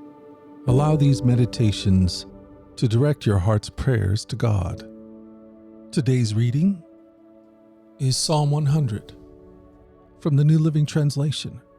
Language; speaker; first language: English; native; English